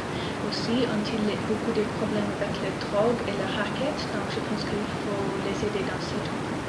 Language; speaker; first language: French; non-native, learner; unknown